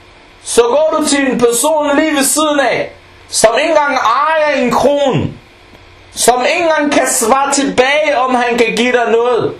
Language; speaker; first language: Danish; non-native, fluent; Arabic